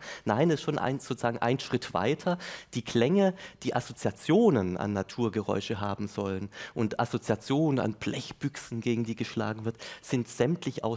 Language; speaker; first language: German; native; German